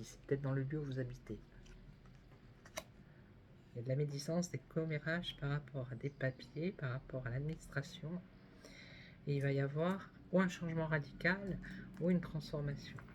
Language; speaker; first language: French; native; French